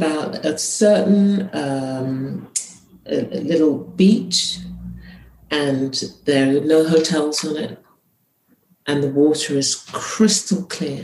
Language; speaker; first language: English; native; English